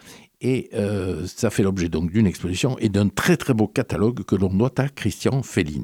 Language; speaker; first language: French; native; French